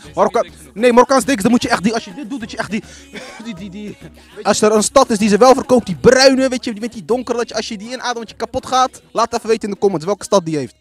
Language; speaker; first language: Dutch; early bilingual, other home language; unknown